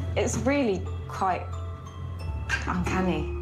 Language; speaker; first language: English; native; English